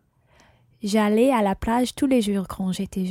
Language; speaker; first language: French; non-native, learner; English